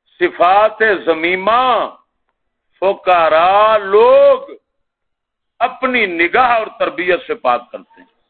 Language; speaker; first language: Urdu; native; Urdu